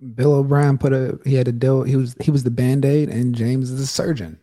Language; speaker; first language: English; native; English